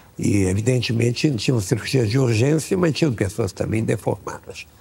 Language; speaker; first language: Portuguese; native; Portuguese